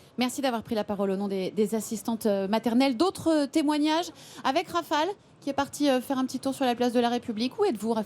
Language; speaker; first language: French; native; French